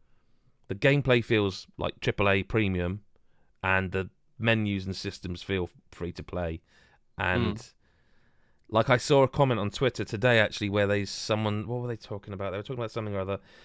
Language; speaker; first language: English; native; English